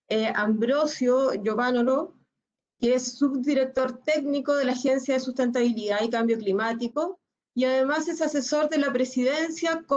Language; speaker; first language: Spanish; native; Spanish